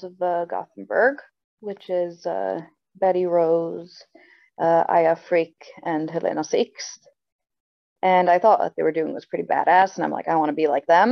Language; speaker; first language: English; native; English